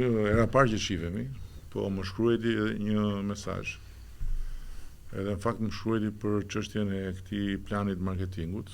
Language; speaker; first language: Albanian; native; Albanian